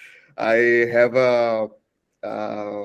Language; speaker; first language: English; non-native, learner; Portuguese